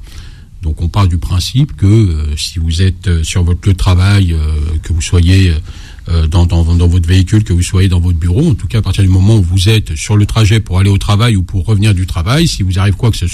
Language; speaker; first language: French; native; French